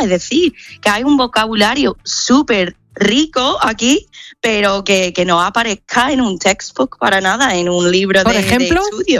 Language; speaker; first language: Spanish; non-native, fluent; English